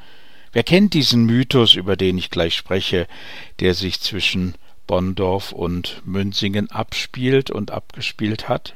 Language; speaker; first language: German; native; German